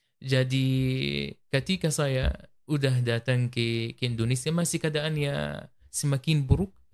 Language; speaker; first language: Malay; non-native, learner; Arabic